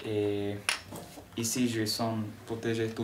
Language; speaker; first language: French; non-native, learner; Bangla